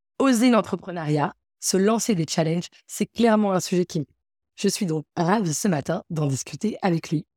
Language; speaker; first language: French; native; French